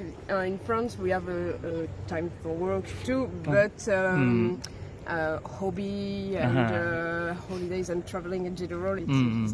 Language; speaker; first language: English; non-native, learner; French